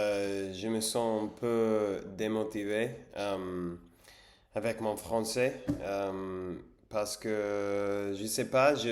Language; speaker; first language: French; non-native, learner; English